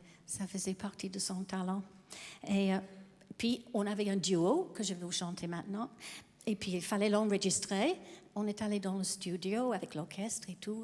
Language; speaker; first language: French; non-native, fluent; English